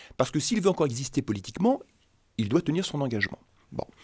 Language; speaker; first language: French; native; French